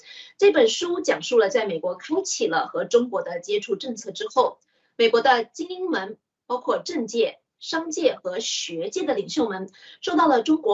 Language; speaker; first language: Chinese; native; Chinese